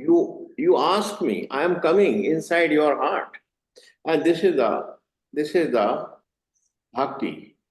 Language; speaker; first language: English; non-native, learner; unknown